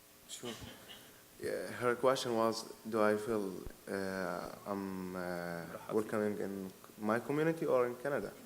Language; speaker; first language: English; non-native, learner; Arabic